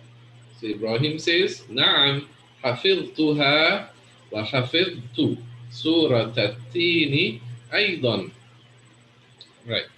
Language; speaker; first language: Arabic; non-native, fluent; English